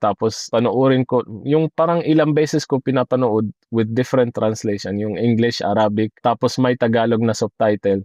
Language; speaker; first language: Filipino; non-native, fluent; Arabic